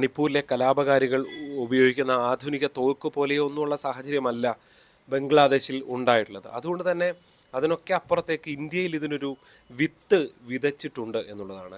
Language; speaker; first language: Malayalam; native; Malayalam